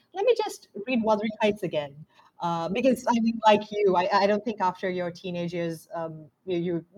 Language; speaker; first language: English; non-native, local second language; Sinhala